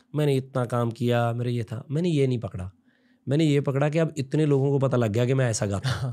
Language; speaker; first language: Hindi; non-native, local second language; Punjabi